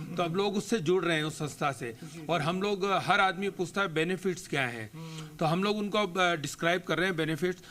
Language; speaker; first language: Hindi; native; Hindi